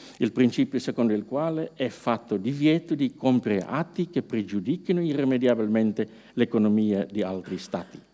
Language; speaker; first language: Italian; non-native, fluent; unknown